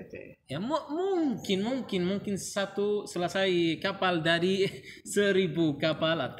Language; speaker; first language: Indonesian; non-native, learner; Arabic